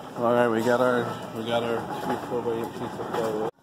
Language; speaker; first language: English; native; English